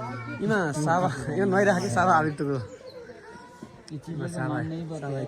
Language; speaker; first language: Japanese; non-native, learner; Nepali